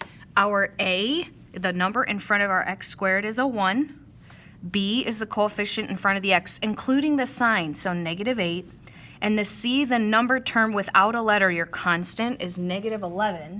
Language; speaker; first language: English; native; English